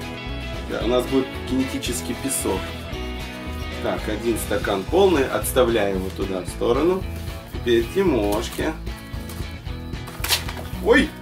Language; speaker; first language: Russian; native; Russian